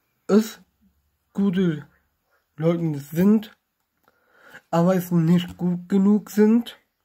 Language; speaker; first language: German; non-native, learner; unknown